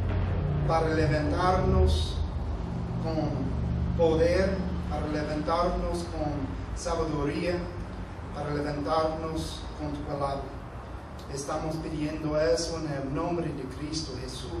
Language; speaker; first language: Spanish; non-native, fluent; English